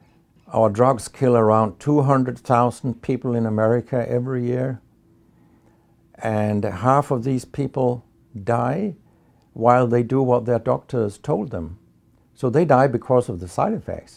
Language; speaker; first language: English; non-native, fluent; Danish